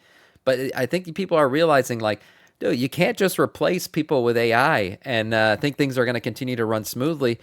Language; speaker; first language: English; native; English